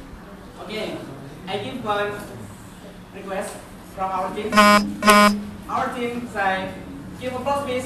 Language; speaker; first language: English; non-native, learner; Indonesian